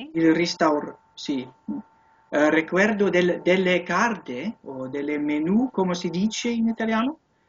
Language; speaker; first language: Italian; non-native, learner; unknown